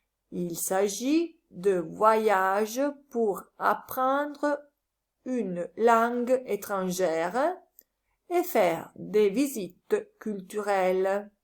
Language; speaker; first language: French; non-native, learner; Italian